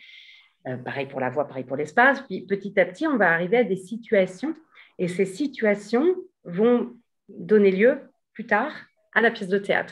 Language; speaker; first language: French; native; French